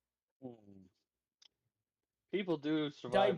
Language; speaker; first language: English; native; English